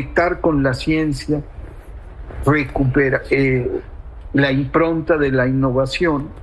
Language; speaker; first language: Spanish; native; Spanish